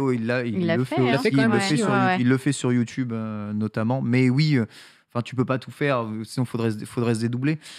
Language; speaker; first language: French; native; French